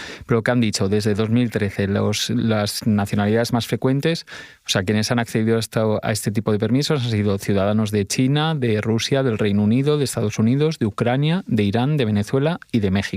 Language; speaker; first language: Spanish; native; Spanish